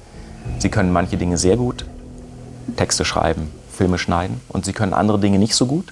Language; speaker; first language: German; native; German